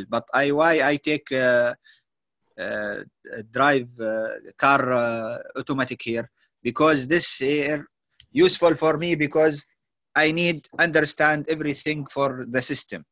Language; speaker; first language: English; non-native, learner; Arabic